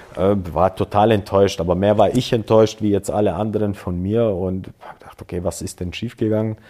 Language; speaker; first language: German; early bilingual, other home language; Croatian